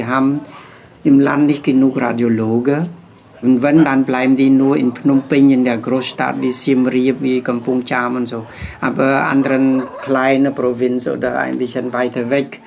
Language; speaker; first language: German; non-native, fluent; Khmer